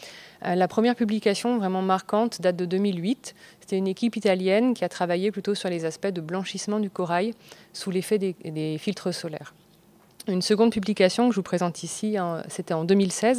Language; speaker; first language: French; native; French